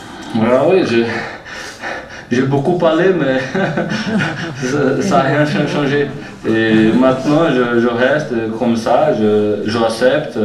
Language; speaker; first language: French; non-native, fluent; Portuguese